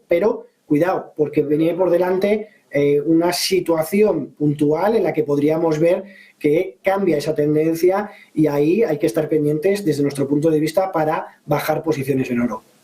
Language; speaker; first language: Spanish; native; Spanish